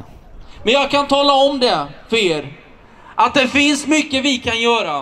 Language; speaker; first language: Swedish; early bilingual, other home language; Assyrian Neo-Aramaic